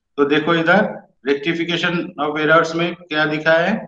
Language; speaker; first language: Hindi; non-native, local second language; Bangla